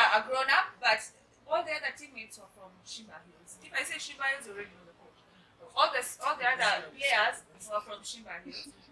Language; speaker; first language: English; non-native, local second language; Swahili